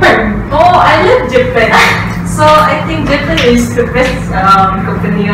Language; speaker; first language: English; non-native, local second language; Malay